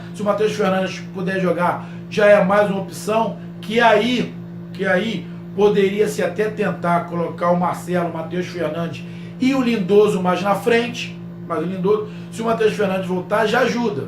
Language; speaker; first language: Portuguese; native; Portuguese